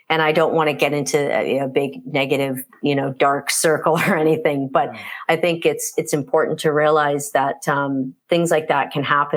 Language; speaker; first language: English; native; English